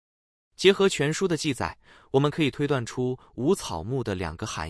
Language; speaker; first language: Chinese; native; Chinese